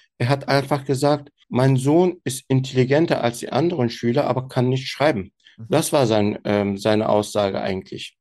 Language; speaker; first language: German; early bilingual, other home language; Turkish